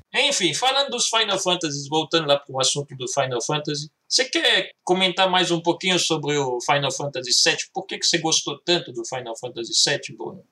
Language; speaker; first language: Portuguese; early bilingual, heritage; Portuguese